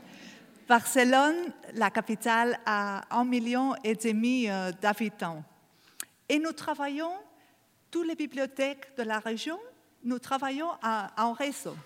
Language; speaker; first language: French; non-native, learner; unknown